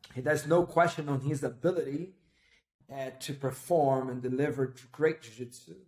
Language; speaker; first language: English; non-native, fluent; Portuguese